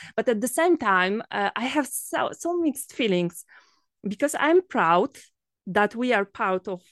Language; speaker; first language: English; non-native, fluent; Polish